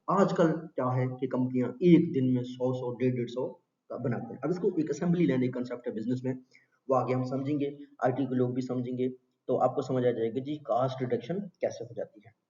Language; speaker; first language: Urdu; non-native, local second language; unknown